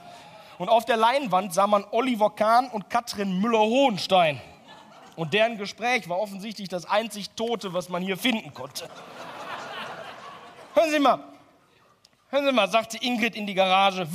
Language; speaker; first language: German; native; German